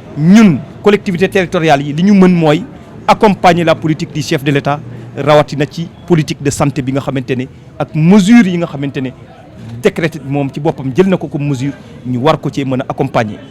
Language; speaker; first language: Wolof; native; Wolof